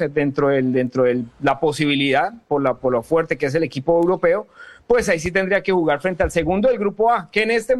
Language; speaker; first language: Spanish; native; Spanish